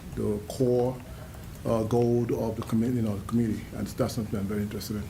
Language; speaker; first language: English; early bilingual, other home language; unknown